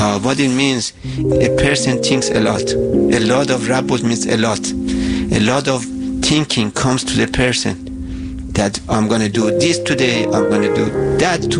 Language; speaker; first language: English; non-native, fluent; Persian